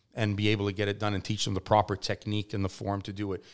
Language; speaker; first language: English; native; English